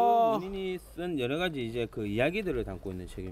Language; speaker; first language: Korean; native; Korean